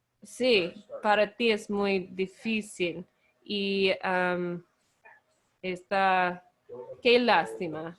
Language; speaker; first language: Spanish; non-native, learner; English